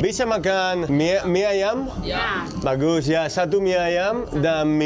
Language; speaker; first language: Indonesian; non-native, learner; Spanish